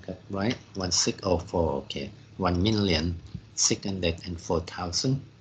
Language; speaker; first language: English; non-native, fluent; Thai